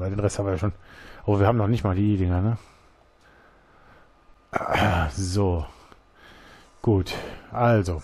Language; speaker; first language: German; native; German